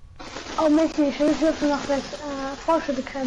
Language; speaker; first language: German; non-native, local second language; Luxembourgish